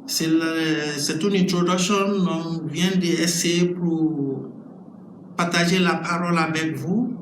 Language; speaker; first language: French; non-native, learner; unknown